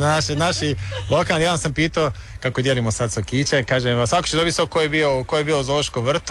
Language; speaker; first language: Serbian; native; Serbian